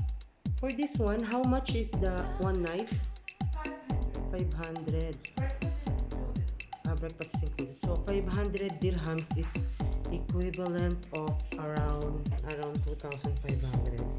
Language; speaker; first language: English; non-native, local second language; Filipino